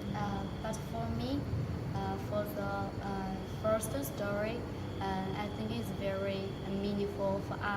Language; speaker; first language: English; non-native, learner; Chinese